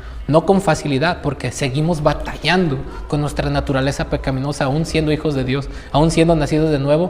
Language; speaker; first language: Spanish; native; Spanish